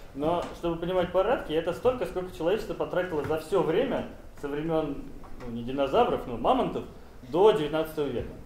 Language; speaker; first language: Russian; native; Russian